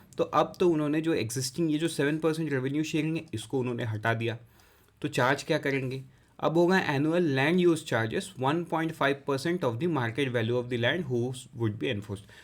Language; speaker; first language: Hindi; non-native, local second language; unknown